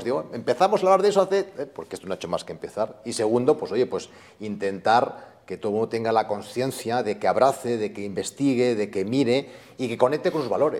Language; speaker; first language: Spanish; native; Spanish